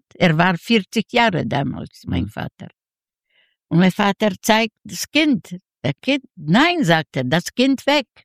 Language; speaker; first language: German; non-native, local second language; Ukrainian